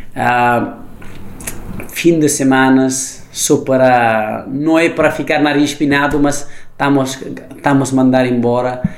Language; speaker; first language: Portuguese; non-native, fluent; Nepali